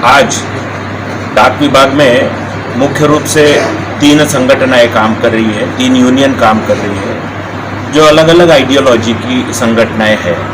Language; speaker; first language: Hindi; non-native, local second language; Marathi